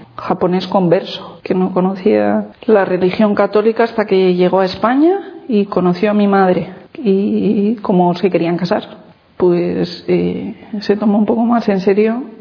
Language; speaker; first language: Spanish; native; Spanish